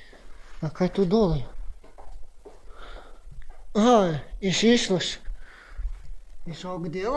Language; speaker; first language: English; non-native, learner; Croatian